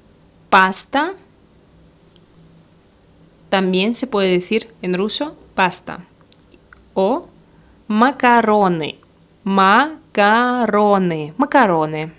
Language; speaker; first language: Spanish; non-native, fluent; Russian